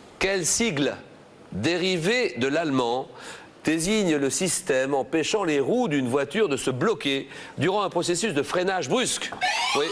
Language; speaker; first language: French; native; French